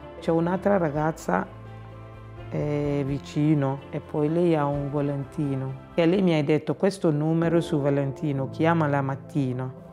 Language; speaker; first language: Italian; non-native, learner; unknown